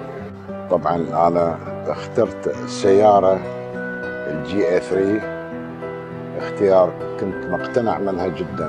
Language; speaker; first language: Arabic; native; Arabic